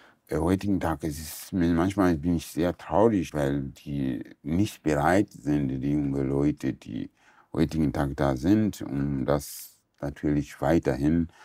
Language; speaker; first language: German; non-native, local second language; Portuguese